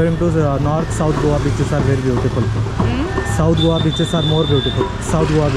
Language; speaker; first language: English; non-native, local second language; Hindi